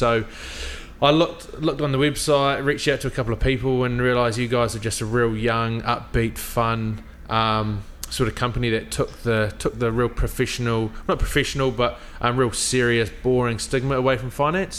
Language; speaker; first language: English; native; English